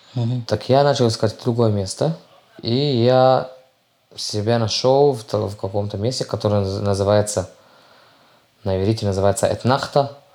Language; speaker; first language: Russian; early bilingual, heritage; Russian